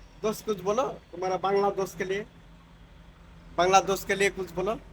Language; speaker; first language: Hindi; non-native, learner; Bangla